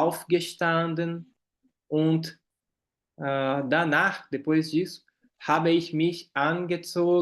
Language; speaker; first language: German; non-native, fluent; Portuguese